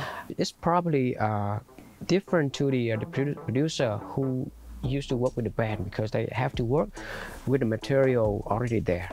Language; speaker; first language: English; non-native, fluent; Vietnamese